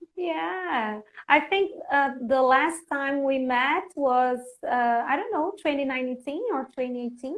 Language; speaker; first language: English; non-native, fluent; Portuguese